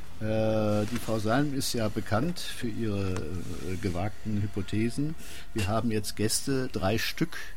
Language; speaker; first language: German; native; German